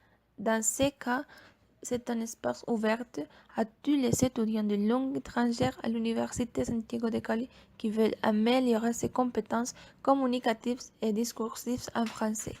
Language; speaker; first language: French; non-native, learner; Spanish